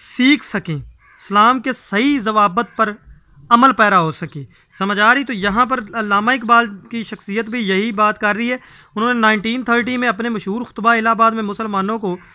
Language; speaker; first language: Urdu; native; Urdu